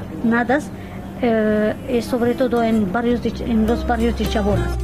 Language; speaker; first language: Spanish; non-native, fluent; Arabic